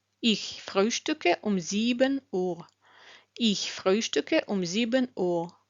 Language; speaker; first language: German; non-native, fluent; Ukrainian